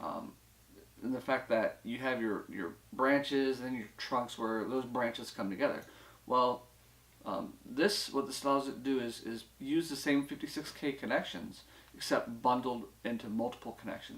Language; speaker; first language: English; native; English